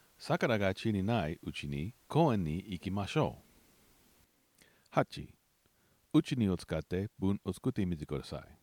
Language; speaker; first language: Japanese; non-native, learner; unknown